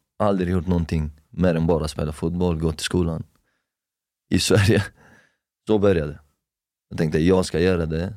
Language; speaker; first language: Swedish; early bilingual, other home language; Persian